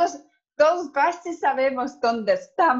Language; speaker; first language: Spanish; non-native, fluent; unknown